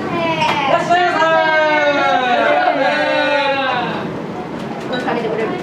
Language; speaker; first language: Japanese; native; Japanese